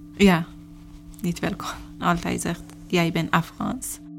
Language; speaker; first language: Dutch; non-native, learner; Persian